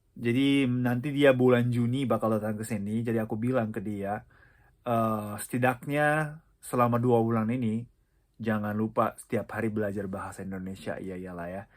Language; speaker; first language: Indonesian; non-native, fluent; Japanese